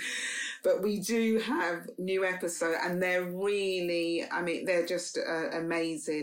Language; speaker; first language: English; native; English